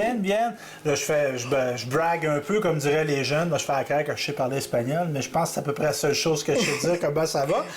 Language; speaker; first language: French; native; French